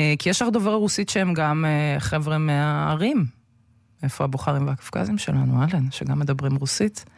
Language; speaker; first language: Hebrew; early bilingual, other home language; Russian